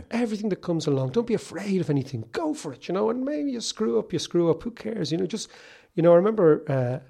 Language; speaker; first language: English; native; English